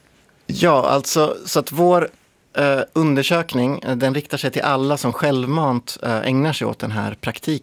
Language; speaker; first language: Swedish; native; Swedish